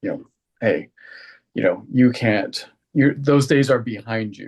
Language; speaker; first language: English; native; English